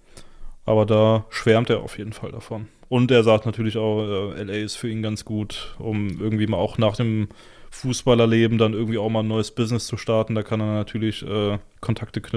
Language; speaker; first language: German; native; German